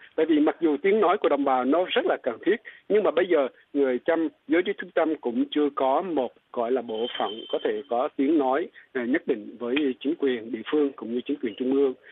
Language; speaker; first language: Vietnamese; non-native, local second language; Eastern Cham